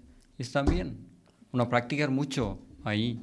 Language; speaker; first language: Spanish; non-native, learner; Tamil